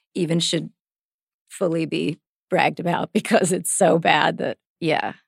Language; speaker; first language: English; native; English